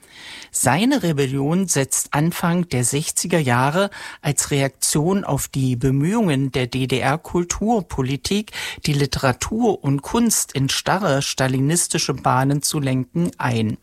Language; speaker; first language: German; native; German